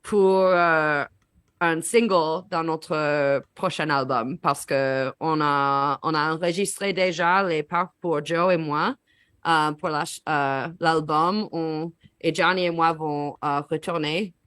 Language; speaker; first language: French; non-native, learner; English